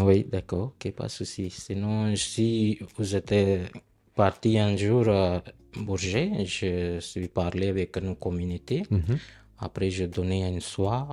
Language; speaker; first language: French; non-native, learner; Punjabi